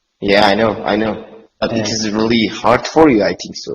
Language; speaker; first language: English; non-native, learner; Turkish